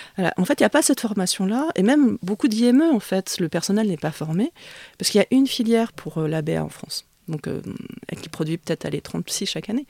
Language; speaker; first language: French; early bilingual, other home language; Vietnamese